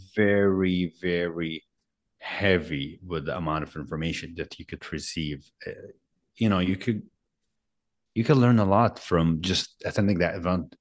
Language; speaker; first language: English; non-native, fluent; Arabic